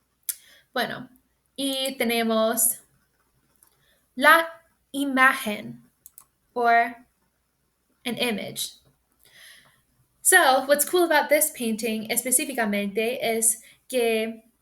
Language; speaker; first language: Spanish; non-native, fluent; English